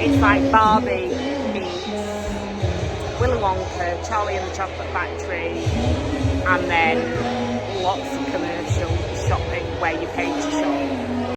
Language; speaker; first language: English; native; English